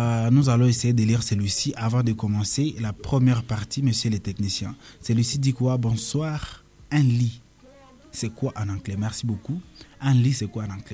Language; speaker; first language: French; non-native, local second language; Swahili